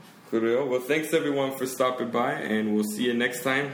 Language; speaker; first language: English; native; English